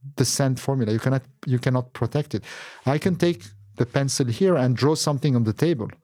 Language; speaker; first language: English; non-native, fluent; Arabic